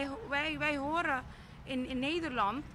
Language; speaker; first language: Dutch; non-native, local second language; Papiamento